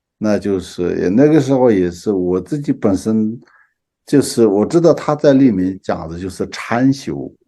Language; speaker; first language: Chinese; non-native, local second language; Tibetan